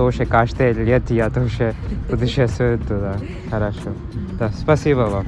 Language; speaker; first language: Russian; non-native, learner; Malayalam